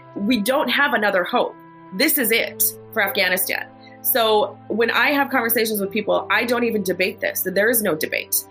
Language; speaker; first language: English; native; English